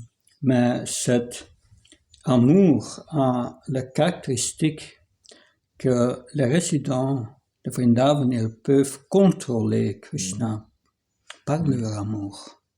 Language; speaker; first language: French; non-native, fluent; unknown